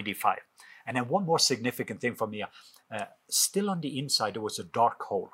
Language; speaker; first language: English; non-native, fluent; Norwegian